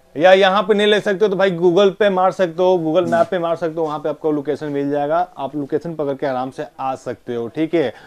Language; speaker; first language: Hindi; native; Hindi